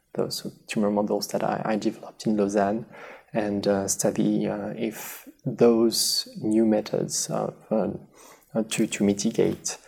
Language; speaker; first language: English; non-native, fluent; French